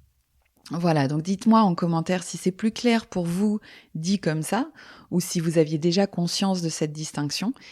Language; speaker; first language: French; native; French